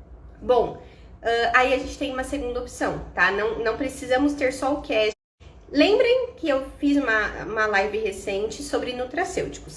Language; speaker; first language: Portuguese; native; Portuguese